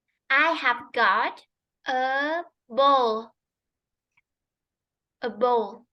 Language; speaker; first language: English; non-native, fluent; Vietnamese